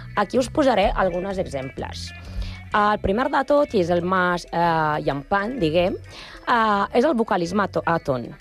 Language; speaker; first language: Catalan; non-native, learner; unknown